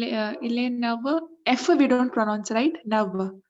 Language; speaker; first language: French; non-native, learner; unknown